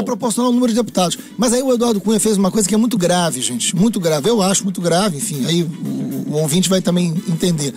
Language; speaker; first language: Portuguese; native; Portuguese